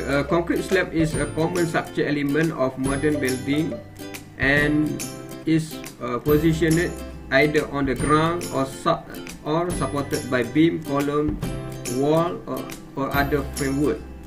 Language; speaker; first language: English; non-native, local second language; Malay